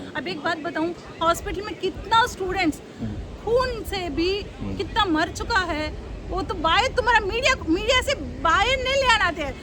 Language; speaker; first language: Hindi; non-native, local second language; Tamil